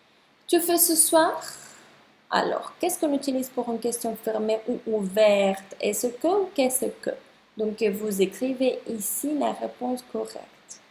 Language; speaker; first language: French; non-native, fluent; Spanish